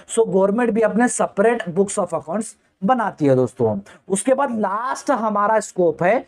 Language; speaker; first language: Hindi; native; Hindi